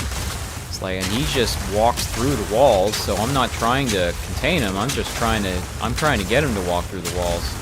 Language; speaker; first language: English; native; English